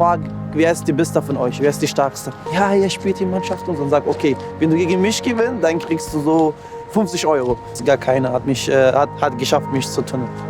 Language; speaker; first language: German; non-native, learner; Arabic